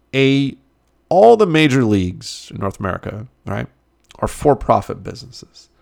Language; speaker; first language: English; native; English